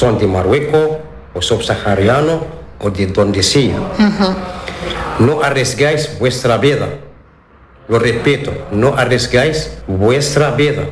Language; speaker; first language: Spanish; non-native, learner; Arabic